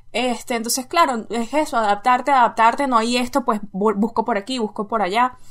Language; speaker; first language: Spanish; native; Spanish